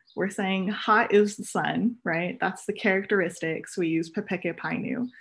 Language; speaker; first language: English; native; English